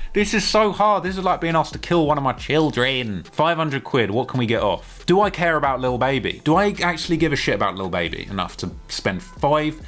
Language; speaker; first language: English; native; English